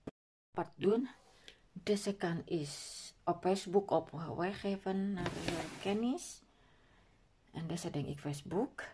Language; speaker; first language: Dutch; non-native, learner; Indonesian